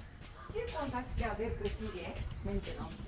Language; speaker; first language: French; non-native, learner; Japanese